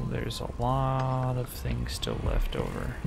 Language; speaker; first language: English; native; English